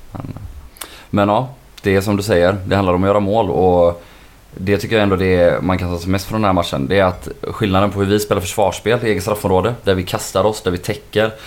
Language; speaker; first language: Swedish; native; Swedish